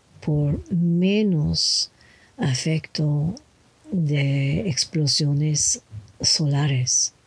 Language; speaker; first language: Spanish; non-native, learner; English